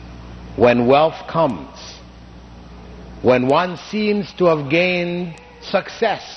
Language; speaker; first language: English; non-native, fluent; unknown